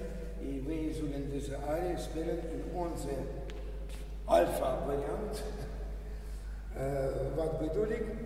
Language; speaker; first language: Dutch; non-native, learner; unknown